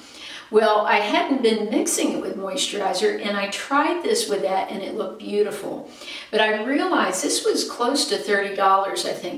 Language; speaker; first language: English; native; English